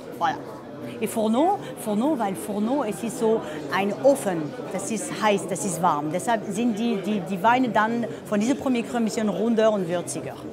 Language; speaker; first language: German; non-native, fluent; French